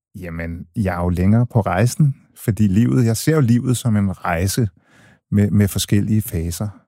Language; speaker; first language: Danish; early bilingual, other home language; English